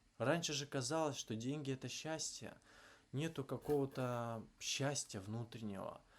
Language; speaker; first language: Russian; native; Russian